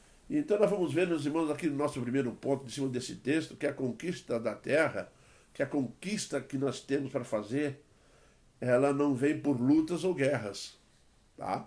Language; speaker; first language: Portuguese; native; Portuguese